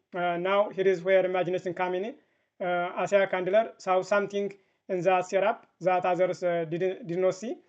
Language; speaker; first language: English; non-native, fluent; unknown